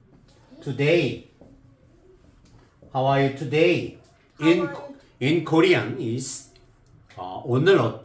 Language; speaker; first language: English; non-native, learner; Korean